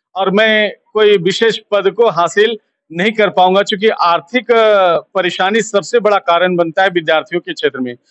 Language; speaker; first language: Hindi; native; Hindi